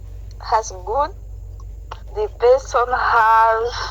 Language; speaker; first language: English; non-native, learner; French